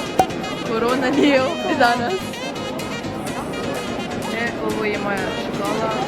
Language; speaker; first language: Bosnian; early bilingual, heritage; Serbian